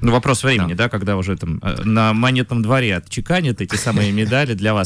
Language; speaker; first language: Russian; native; Russian